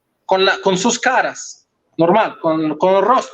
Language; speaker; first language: Spanish; non-native, local second language; Arabic